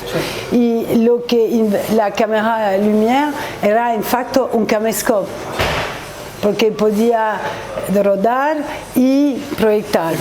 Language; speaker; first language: Spanish; non-native, learner; French